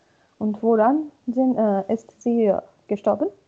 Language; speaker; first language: German; non-native, learner; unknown